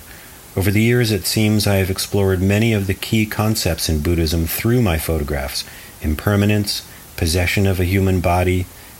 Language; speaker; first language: English; native; English